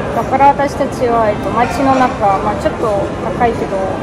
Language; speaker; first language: Japanese; non-native, fluent; German